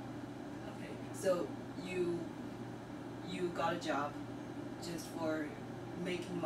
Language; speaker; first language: English; non-native, learner; Chinese